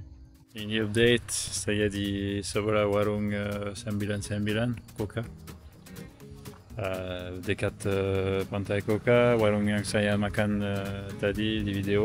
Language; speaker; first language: Indonesian; non-native, learner; French